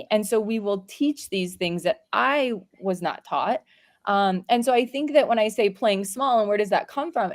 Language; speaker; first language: English; native; English